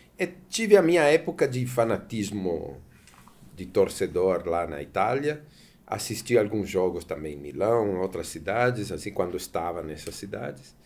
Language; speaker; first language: Portuguese; non-native, fluent; Italian